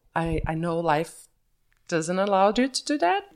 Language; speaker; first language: English; early bilingual, other home language; Portuguese